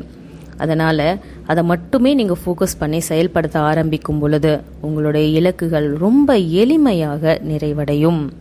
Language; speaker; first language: Tamil; native; Tamil